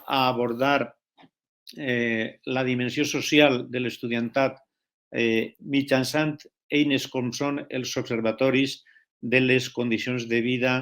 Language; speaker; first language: Catalan; non-native, local second language; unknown